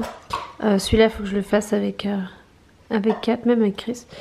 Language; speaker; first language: French; native; French